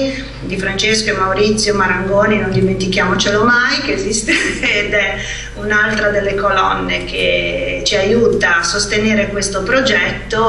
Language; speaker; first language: Italian; native; Italian